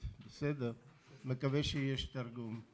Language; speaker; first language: Hebrew; non-native, fluent; Russian